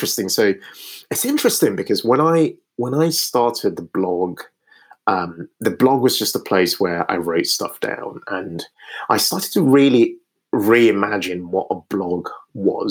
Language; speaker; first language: English; non-native, local second language; Yoruba